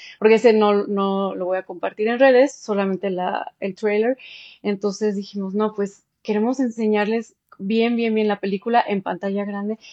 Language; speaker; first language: Spanish; early bilingual, heritage; Spanish